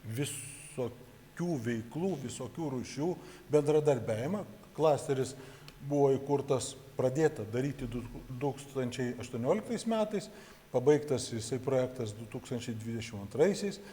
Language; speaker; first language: Lithuanian; native; Lithuanian